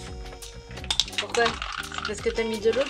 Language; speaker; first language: French; native; French